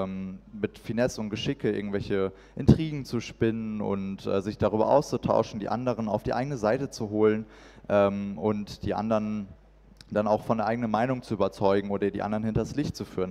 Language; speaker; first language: German; native; German